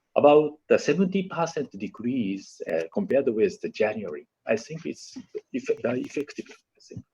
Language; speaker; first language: English; non-native, learner; Japanese